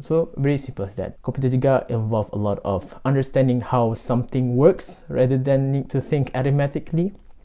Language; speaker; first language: English; non-native, local second language; Malay